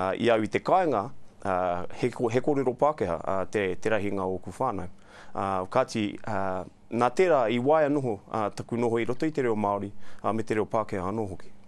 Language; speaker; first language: Māori; non-native, local second language; English